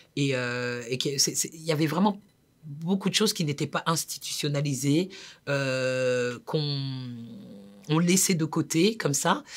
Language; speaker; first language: French; native; French